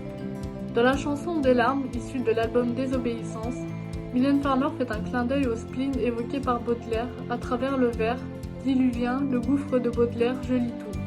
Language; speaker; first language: French; native; French